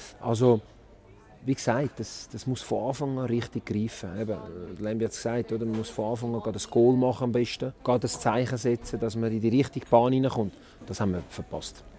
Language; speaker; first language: German; early bilingual, other home language; Italian